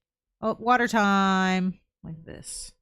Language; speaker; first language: English; native; English